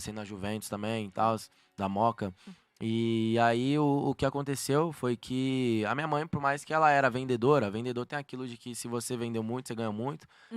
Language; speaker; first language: Portuguese; native; Portuguese